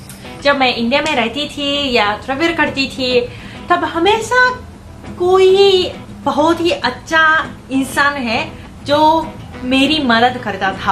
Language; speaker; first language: Hindi; non-native, fluent; Japanese